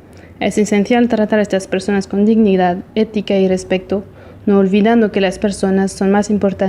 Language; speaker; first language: Spanish; non-native, fluent; Portuguese